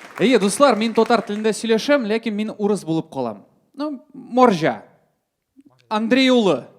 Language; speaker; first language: Tatar; non-native, local second language; Russian